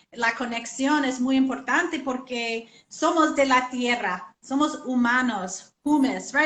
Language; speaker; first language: Spanish; non-native, learner; English